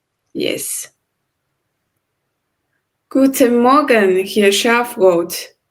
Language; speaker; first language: German; non-native, learner; Chinese